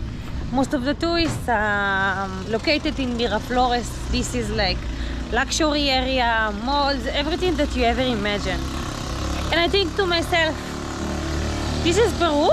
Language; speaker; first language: English; non-native, learner; Hebrew